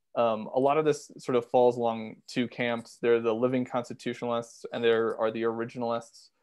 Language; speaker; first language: English; native; English